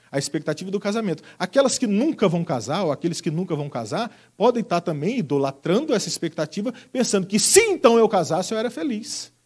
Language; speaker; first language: Portuguese; native; Portuguese